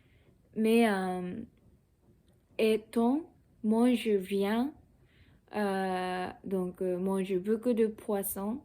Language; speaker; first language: French; non-native, learner; Japanese